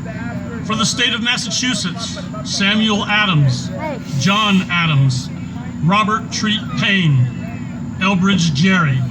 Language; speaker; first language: English; native; English